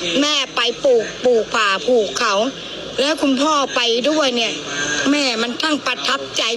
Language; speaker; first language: Thai; native; Thai